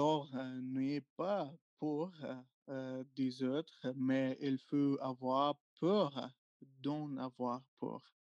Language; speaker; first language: French; non-native, learner; Arabic